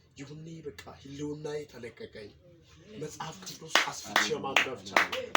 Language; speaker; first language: Amharic; non-native, local second language; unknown